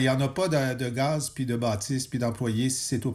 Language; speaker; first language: French; native; French